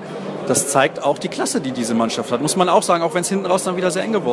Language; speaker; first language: German; native; German